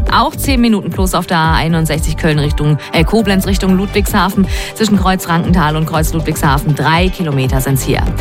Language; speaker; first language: German; native; German